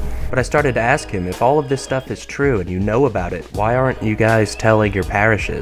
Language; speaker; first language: English; native; English